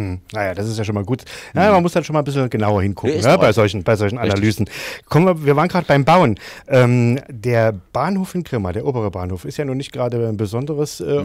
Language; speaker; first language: German; native; German